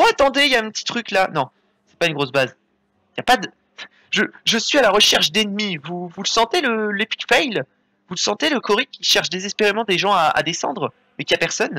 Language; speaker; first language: French; native; French